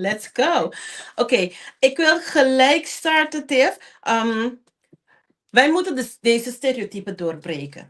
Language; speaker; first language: Dutch; non-native, local second language; Papiamento